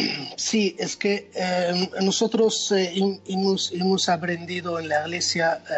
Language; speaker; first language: Spanish; non-native, fluent; Arabic